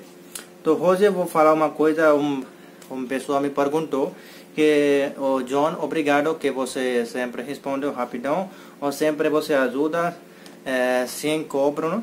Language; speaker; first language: Portuguese; non-native, learner; Hindi